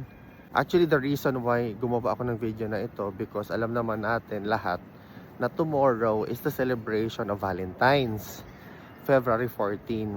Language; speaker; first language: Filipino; native; Filipino